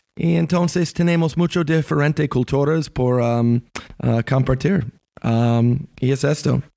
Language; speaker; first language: Spanish; non-native, learner; English